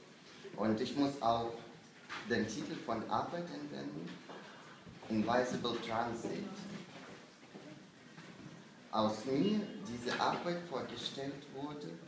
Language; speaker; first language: German; non-native, fluent; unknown